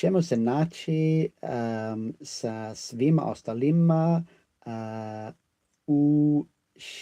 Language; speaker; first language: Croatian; non-native, learner; English